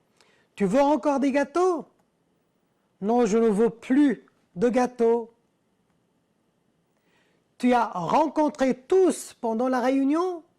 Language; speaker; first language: French; non-native, fluent; Arabic